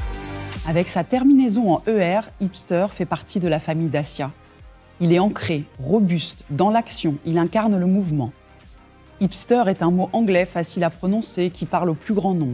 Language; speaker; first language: French; native; French